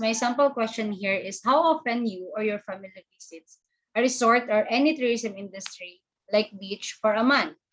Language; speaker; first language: English; non-native, local second language; Filipino